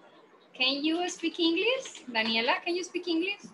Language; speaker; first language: English; non-native, fluent; Spanish